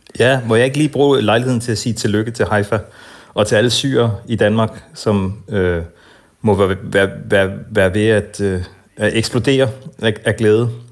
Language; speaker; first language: Danish; native; Danish